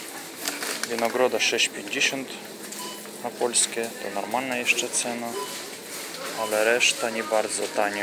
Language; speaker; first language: Polish; non-native, fluent; Russian